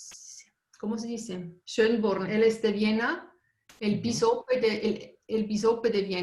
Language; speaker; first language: Spanish; non-native, fluent; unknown